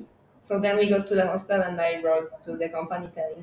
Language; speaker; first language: English; non-native, fluent; Polish